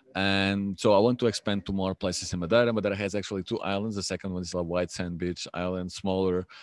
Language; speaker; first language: English; non-native, fluent; Portuguese